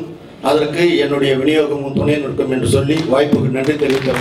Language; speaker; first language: Tamil; native; Tamil